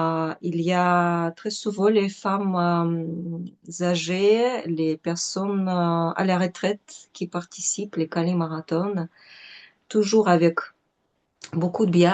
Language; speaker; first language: French; non-native, fluent; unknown